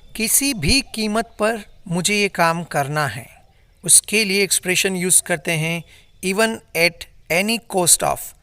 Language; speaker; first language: Hindi; native; Hindi